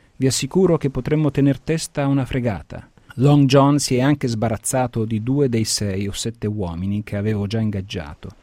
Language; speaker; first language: Italian; early bilingual, heritage; Italian